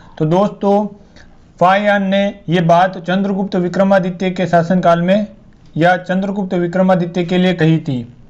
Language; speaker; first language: Hindi; native; Hindi